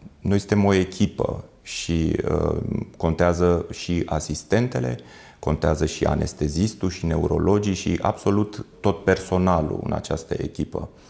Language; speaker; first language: Romanian; native; Romanian